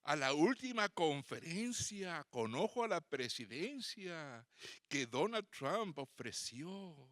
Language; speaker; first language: Spanish; native; Spanish